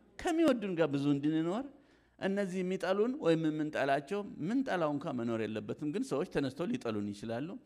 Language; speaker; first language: Amharic; native; Amharic